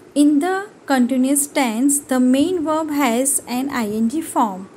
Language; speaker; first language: English; non-native, local second language; Gujarati